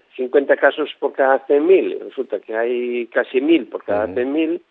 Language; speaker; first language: Spanish; native; Spanish